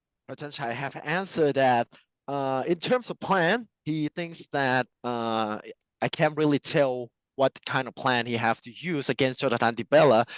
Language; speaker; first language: English; non-native, fluent; Thai